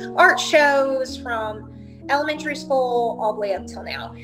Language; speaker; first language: English; native; English